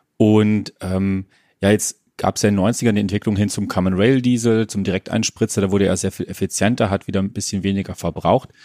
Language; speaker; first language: German; native; German